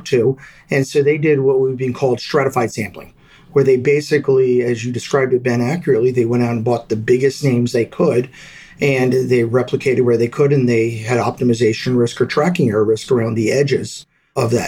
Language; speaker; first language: English; native; English